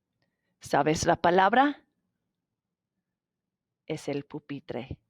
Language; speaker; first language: Spanish; non-native, fluent; English